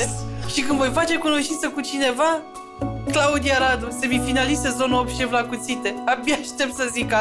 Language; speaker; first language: Romanian; native; Romanian